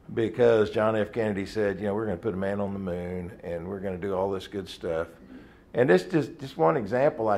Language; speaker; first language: English; native; English